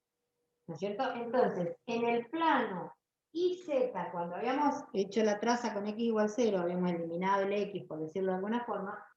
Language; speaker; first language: Spanish; native; Spanish